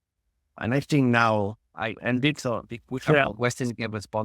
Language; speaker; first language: English; non-native, fluent; Spanish